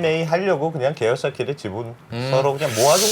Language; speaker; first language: Korean; native; Korean